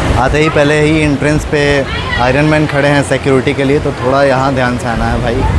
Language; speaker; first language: Hindi; native; Hindi